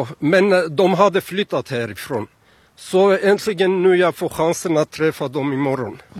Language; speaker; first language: Swedish; non-native, fluent; Armenian